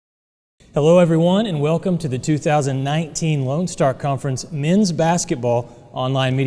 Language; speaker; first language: English; native; English